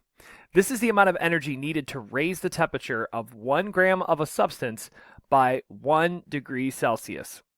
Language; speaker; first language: English; native; English